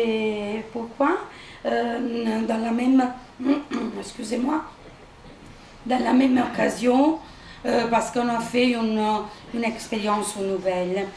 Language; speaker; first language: French; non-native, fluent; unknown